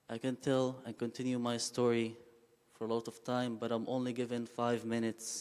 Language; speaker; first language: English; non-native, fluent; Arabic